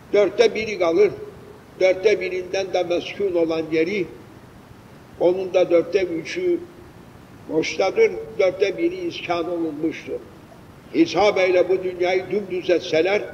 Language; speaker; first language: Turkish; native; Turkish